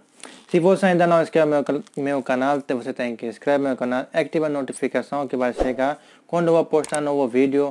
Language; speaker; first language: Portuguese; non-native, learner; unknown